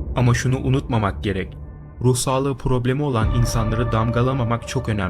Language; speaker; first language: Turkish; native; Turkish